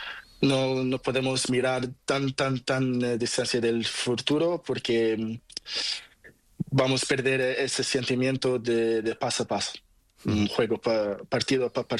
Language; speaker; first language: Spanish; non-native, learner; Portuguese